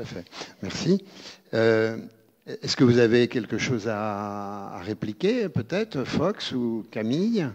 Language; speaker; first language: French; native; French